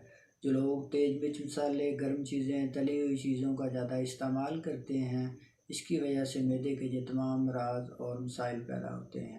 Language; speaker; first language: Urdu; non-native, local second language; Punjabi